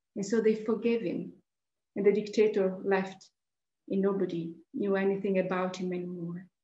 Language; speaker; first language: English; non-native, fluent; Italian